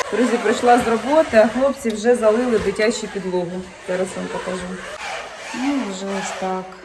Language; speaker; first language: Ukrainian; native; Ukrainian